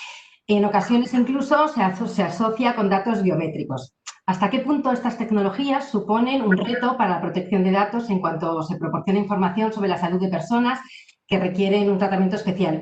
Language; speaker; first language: Spanish; native; Spanish